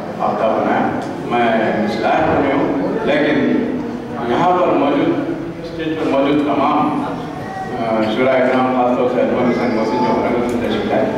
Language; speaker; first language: Urdu; native; Urdu